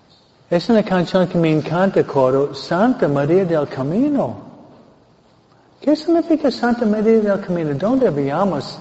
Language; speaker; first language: Spanish; non-native, fluent; English